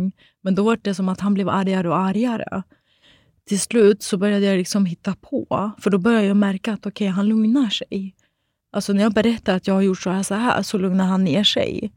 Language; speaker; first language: Swedish; native; Swedish